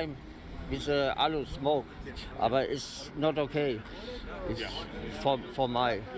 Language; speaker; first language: English; non-native, learner; German